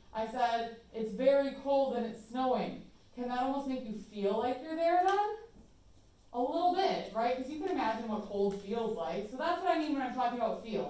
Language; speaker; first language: English; native; English